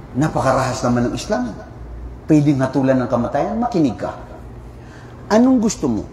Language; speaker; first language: Filipino; non-native, local second language; Maranao